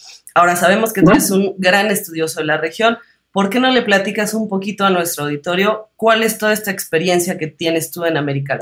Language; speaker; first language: Spanish; native; Spanish